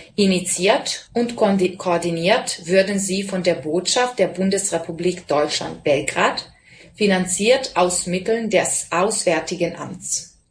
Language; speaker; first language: German; non-native, fluent; Serbian